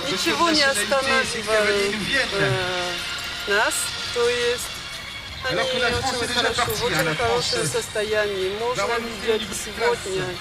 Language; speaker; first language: Russian; non-native, learner; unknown